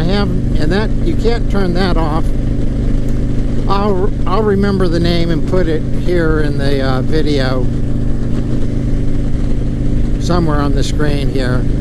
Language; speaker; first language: English; native; English